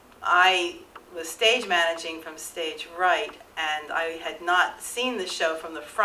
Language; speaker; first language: English; native; English